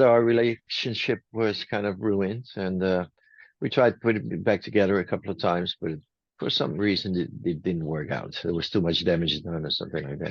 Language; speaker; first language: English; non-native, fluent; Dutch